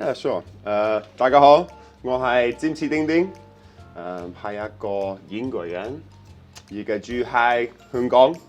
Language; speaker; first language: Cantonese; non-native, fluent; English